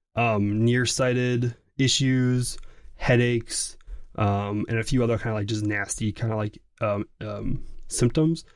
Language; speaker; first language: English; native; English